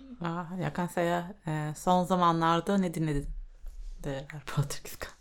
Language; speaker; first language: Swedish; non-native, learner; Turkish